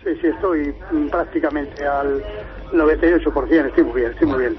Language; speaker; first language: Spanish; native; Spanish